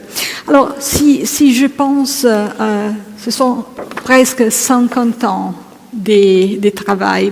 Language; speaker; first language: French; non-native, fluent; Italian